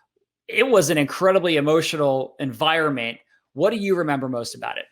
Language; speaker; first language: English; native; English